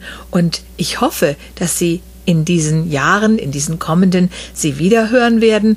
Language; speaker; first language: German; native; German